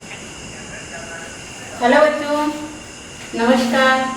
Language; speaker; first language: Hindi; non-native, local second language; Marathi